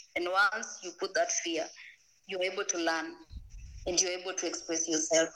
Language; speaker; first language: English; non-native, local second language; Masai